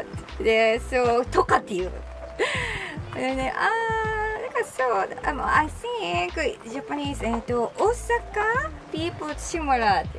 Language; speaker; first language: English; non-native, learner; Japanese